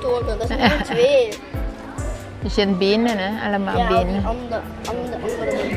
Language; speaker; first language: Dutch; non-native, learner; Thai